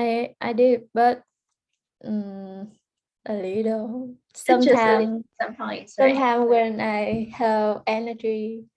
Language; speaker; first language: English; early bilingual, heritage; Vietnamese